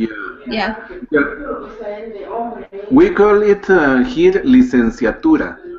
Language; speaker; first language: English; non-native, learner; Spanish